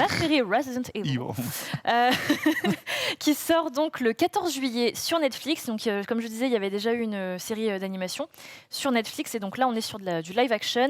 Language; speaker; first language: French; native; French